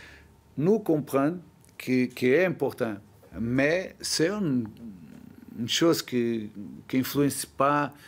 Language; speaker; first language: French; non-native, learner; Portuguese